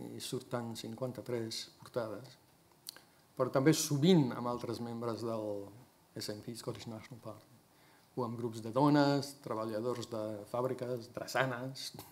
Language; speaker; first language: Catalan; non-native, fluent; English